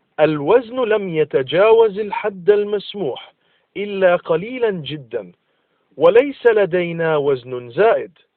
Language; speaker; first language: Arabic; non-native, fluent; English